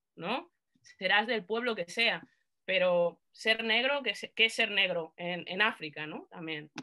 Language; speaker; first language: Spanish; native; Spanish